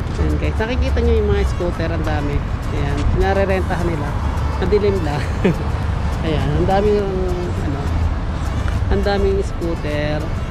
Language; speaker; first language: Filipino; non-native, local second language; Cebuano